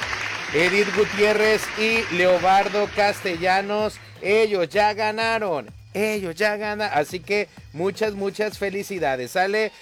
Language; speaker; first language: Spanish; native; Spanish